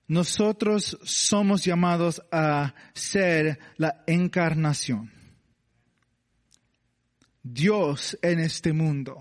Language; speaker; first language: Spanish; non-native, learner; English